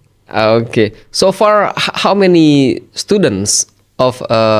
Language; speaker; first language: English; non-native, fluent; Indonesian